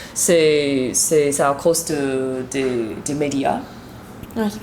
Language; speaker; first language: French; non-native, learner; Chinese